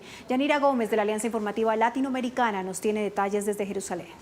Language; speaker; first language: Spanish; native; Spanish